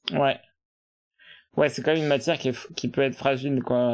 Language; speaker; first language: French; native; French